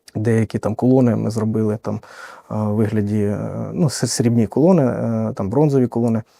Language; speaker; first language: Ukrainian; native; Ukrainian